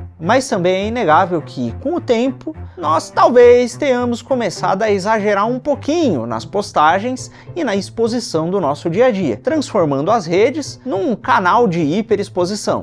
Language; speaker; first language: Portuguese; native; Portuguese